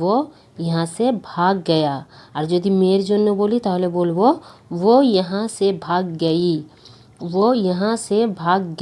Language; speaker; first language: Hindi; non-native, fluent; Bangla